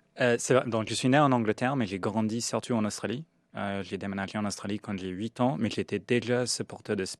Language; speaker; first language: French; non-native, fluent; English